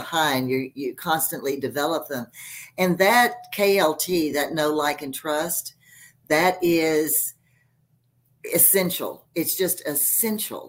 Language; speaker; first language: English; native; English